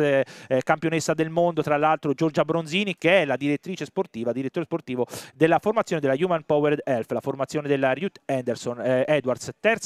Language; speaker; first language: Italian; native; Italian